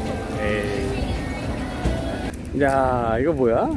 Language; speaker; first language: Korean; non-native, learner; Spanish